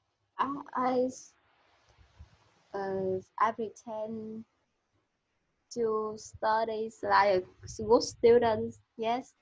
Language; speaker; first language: English; non-native, learner; Vietnamese